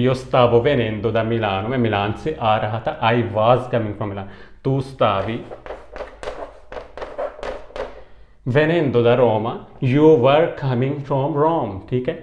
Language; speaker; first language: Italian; non-native, fluent; Urdu